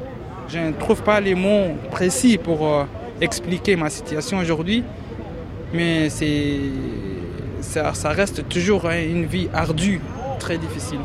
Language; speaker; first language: French; non-native, learner; Arabic